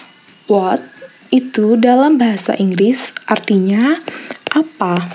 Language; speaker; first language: Indonesian; native; Indonesian